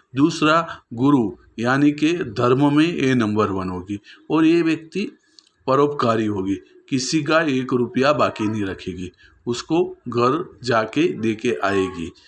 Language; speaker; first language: Hindi; non-native, local second language; Gujarati